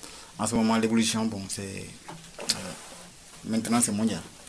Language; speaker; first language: French; non-native, local second language; Wolof